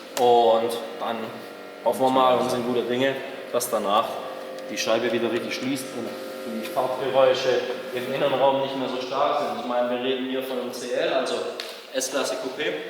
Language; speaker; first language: German; native; German